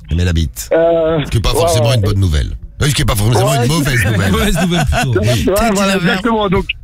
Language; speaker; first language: French; native; French